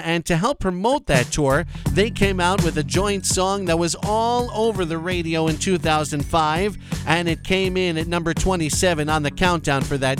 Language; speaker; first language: English; native; English